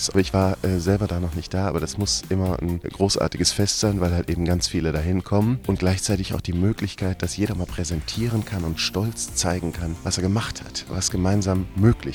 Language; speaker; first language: German; native; German